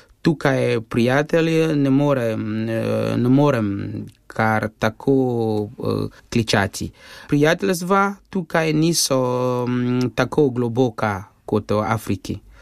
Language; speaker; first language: Slovenian; non-native, fluent; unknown